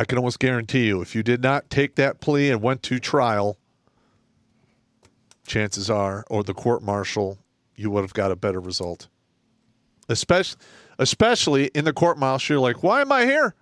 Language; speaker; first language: English; native; English